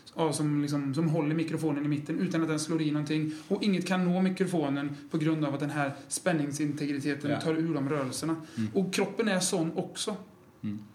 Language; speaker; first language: Swedish; native; Swedish